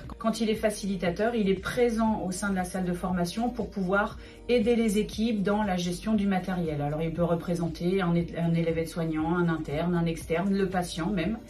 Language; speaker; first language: French; native; French